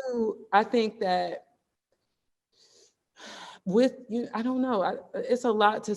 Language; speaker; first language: English; native; English